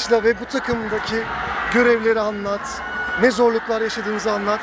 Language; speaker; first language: Turkish; native; Turkish